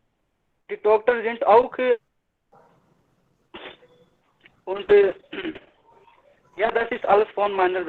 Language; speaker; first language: German; non-native, learner; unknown